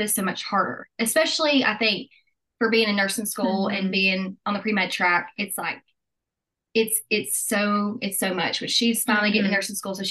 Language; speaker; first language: English; native; English